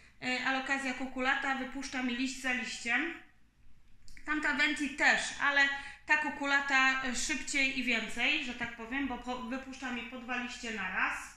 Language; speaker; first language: Polish; native; Polish